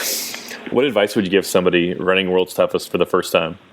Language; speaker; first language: English; native; English